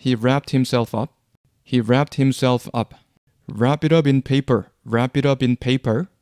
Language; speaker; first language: English; non-native, fluent; Korean